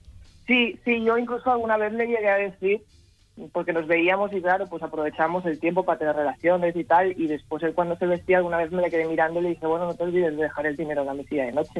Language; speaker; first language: Spanish; native; Spanish